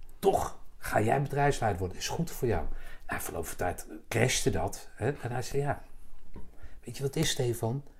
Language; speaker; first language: Dutch; native; Dutch